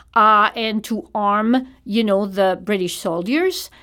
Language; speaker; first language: English; non-native, fluent; French